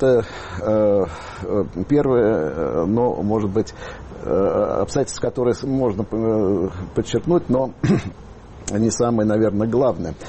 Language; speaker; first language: Russian; native; Russian